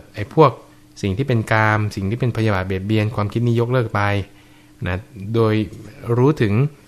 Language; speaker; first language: Thai; native; Thai